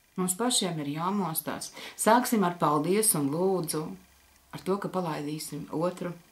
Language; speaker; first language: Latvian; native; Latvian